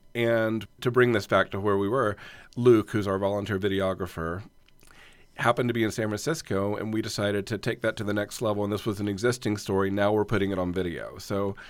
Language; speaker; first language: English; native; English